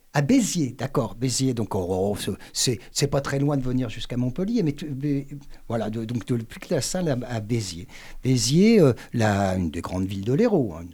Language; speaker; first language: French; native; French